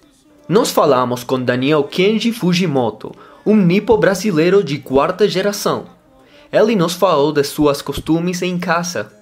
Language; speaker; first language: Portuguese; non-native, learner; Spanish